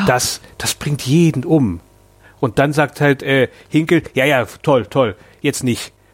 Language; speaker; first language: German; native; German